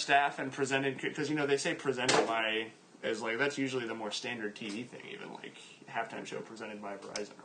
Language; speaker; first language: English; native; English